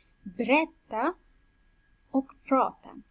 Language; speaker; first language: Swedish; non-native, fluent; Persian